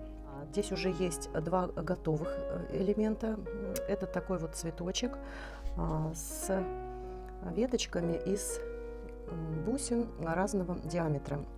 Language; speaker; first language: Russian; native; Russian